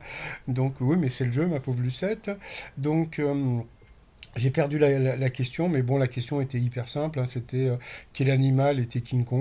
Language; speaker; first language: French; native; French